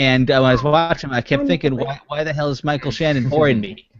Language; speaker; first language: English; native; English